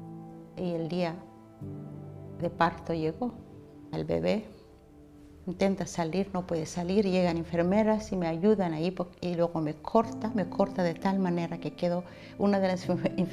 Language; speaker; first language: Spanish; non-native, fluent; Somali